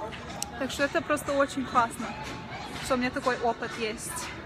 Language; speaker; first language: Russian; early bilingual, heritage; Russian